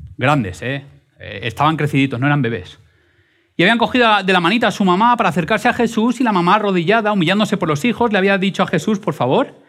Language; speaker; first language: Spanish; native; Spanish